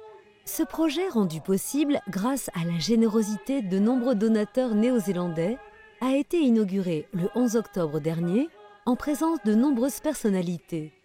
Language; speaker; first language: French; native; French